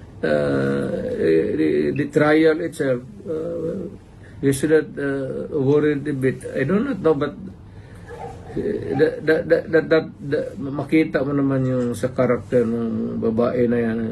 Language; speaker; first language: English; non-native, local second language; Cebuano